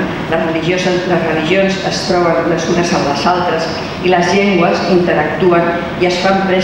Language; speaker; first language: Catalan; non-native, local second language; Spanish